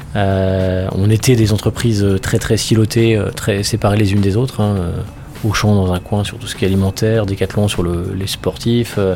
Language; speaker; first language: French; native; French